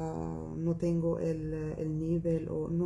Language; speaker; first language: Spanish; non-native, local second language; Arabic